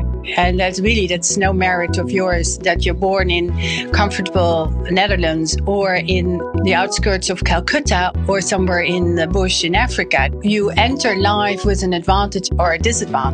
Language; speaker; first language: English; non-native, fluent; French